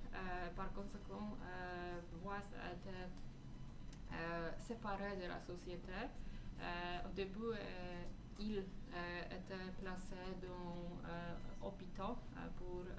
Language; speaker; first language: French; non-native, fluent; Polish